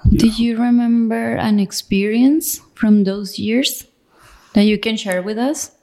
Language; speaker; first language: English; non-native, fluent; Spanish